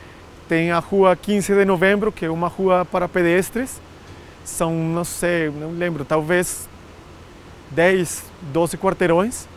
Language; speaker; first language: Portuguese; non-native, fluent; Spanish